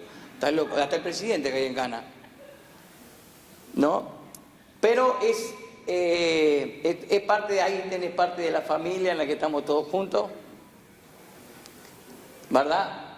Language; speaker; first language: Spanish; native; Spanish